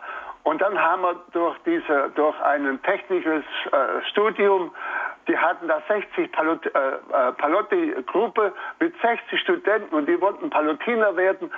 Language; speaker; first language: German; native; German